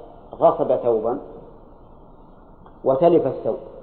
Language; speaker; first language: Arabic; native; Arabic